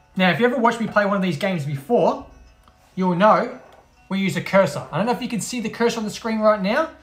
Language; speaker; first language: English; native; English